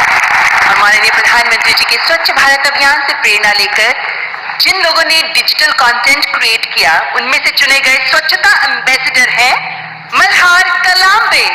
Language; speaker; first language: Hindi; native; Hindi